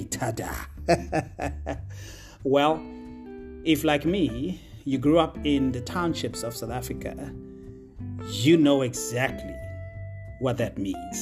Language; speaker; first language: English; non-native, local second language; Tswana